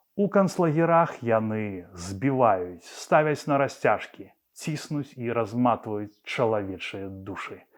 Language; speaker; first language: Belarusian; non-native, local second language; Russian